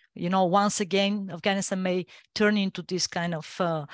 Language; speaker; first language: English; non-native, fluent; Bulgarian